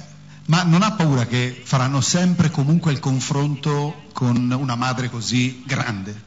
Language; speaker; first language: Italian; native; Italian